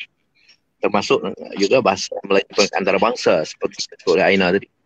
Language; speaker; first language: Malay; native; Malay